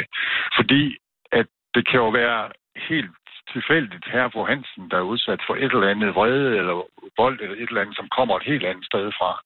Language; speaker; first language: Danish; native; Danish